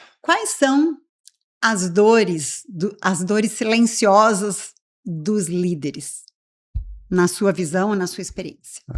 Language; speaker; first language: Portuguese; native; Portuguese